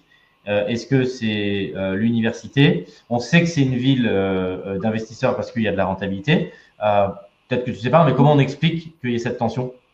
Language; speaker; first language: French; native; French